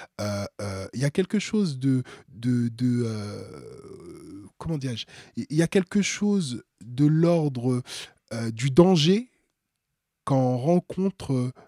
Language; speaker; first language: French; early bilingual, other home language; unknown